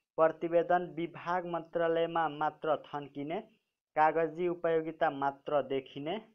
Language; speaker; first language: Nepali; non-native, local second language; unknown